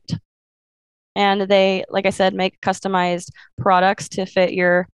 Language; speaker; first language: English; native; English